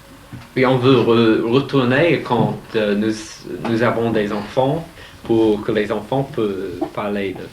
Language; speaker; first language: French; non-native, learner; English